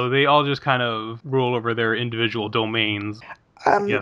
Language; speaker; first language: English; native; English